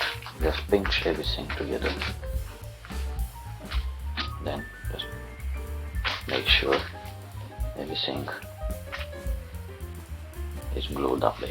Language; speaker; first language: English; non-native, fluent; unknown